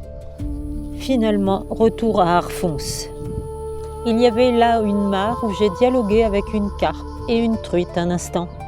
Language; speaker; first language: French; native; French